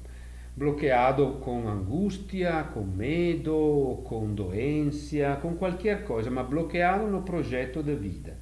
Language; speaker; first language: Portuguese; non-native, fluent; Italian